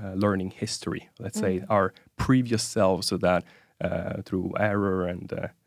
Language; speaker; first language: English; non-native, fluent; Italian